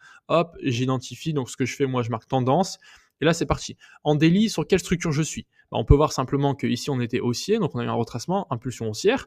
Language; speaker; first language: French; native; French